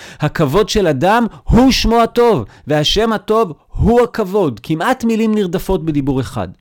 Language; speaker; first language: Hebrew; native; Hebrew